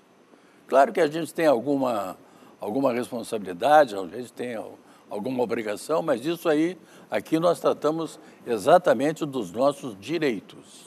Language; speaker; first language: Portuguese; native; Portuguese